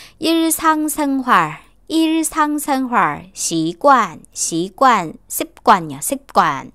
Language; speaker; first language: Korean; non-native, fluent; Chinese